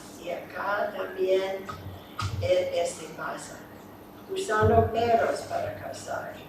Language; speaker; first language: Spanish; non-native, fluent; English